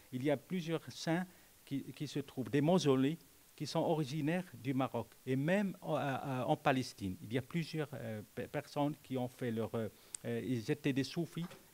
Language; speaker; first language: French; non-native, local second language; Arabic